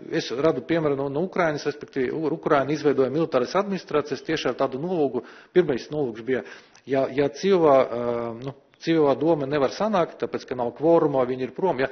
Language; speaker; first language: Latvian; non-native, local second language; Russian